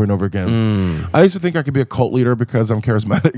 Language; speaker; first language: English; native; English